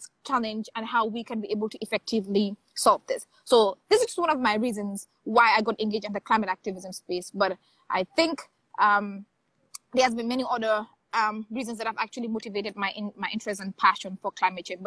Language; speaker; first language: English; non-native, local second language; Wolof